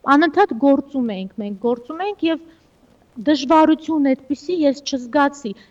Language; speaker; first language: Armenian; early bilingual, heritage; Armenian